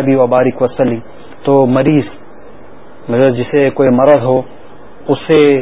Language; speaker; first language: Urdu; native; Urdu